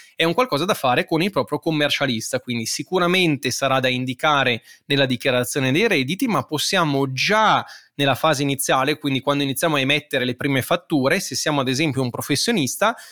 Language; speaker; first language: Italian; native; Italian